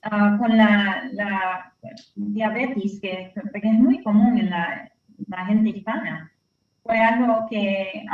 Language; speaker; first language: Spanish; early bilingual, heritage; Spanish